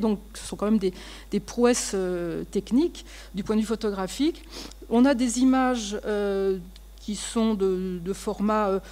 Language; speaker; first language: French; native; French